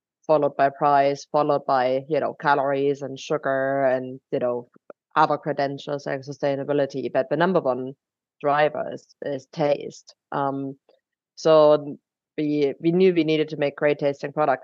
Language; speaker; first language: English; non-native, fluent; German